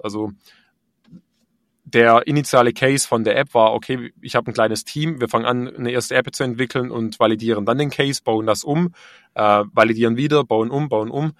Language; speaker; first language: German; native; German